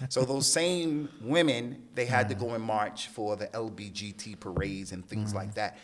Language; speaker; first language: English; native; English